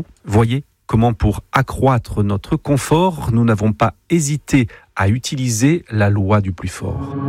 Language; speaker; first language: French; native; French